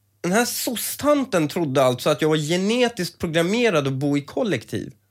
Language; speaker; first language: Swedish; early bilingual, other home language; Persian